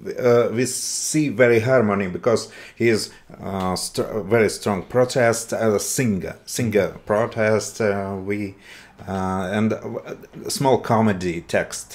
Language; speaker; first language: English; non-native, learner; Russian